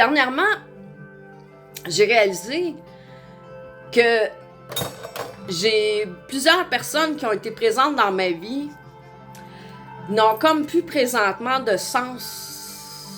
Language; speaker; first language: French; native; French